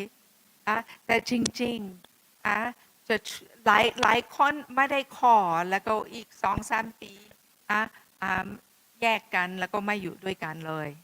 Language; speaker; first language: Thai; non-native, fluent; English